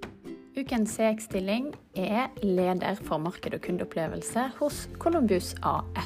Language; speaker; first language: Norwegian; native; Norwegian